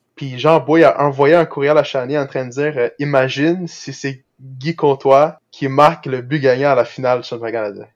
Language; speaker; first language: French; early bilingual, other home language; Portuguese